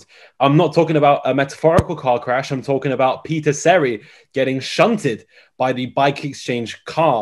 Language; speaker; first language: English; native; English